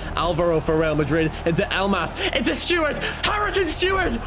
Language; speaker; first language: English; native; English